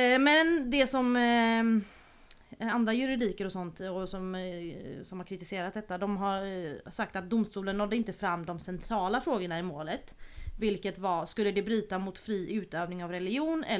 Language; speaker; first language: Swedish; native; Swedish